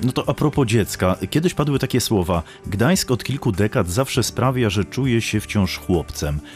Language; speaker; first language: Polish; native; Polish